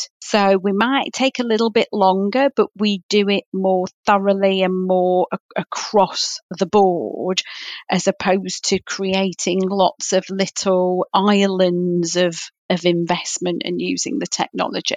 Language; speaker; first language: English; native; English